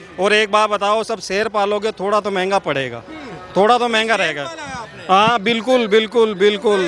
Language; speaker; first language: Hindi; native; Hindi